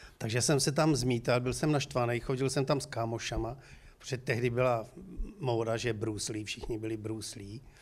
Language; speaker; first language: Czech; native; Czech